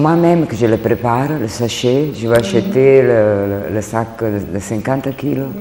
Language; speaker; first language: French; non-native, learner; Italian